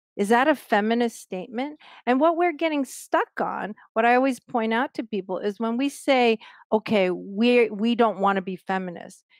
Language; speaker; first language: English; native; English